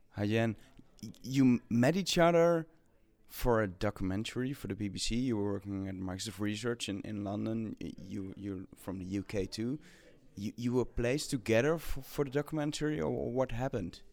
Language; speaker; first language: English; non-native, fluent; Dutch